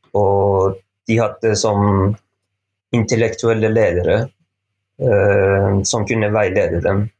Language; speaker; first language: Norwegian; non-native, fluent; Persian